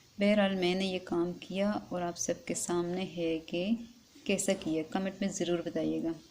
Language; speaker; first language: Urdu; non-native, local second language; Northern Hindko